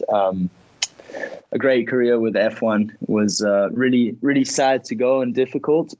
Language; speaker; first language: English; early bilingual, heritage; Spanish